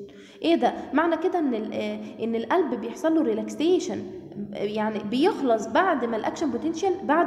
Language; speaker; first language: Arabic; native; Arabic